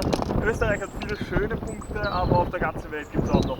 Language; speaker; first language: German; native; German